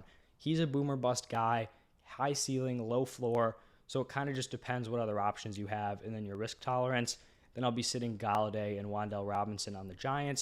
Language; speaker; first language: English; native; English